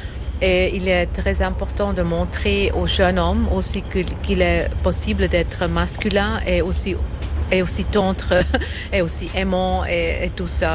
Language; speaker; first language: French; non-native, fluent; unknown